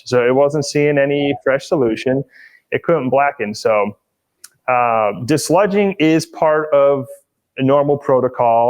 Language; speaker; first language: English; native; English